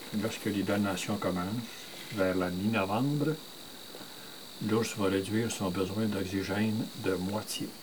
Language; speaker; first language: French; native; French